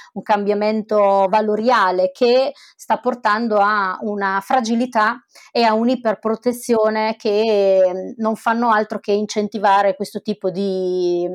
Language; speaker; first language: Italian; native; Italian